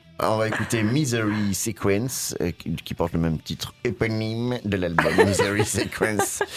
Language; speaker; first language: French; native; French